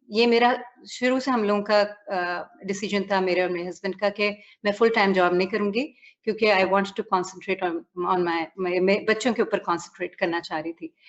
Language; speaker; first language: Urdu; native; Urdu